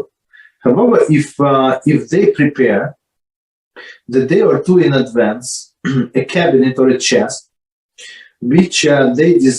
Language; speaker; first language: English; non-native, fluent; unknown